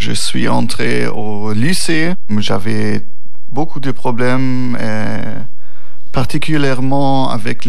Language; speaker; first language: French; non-native, learner; German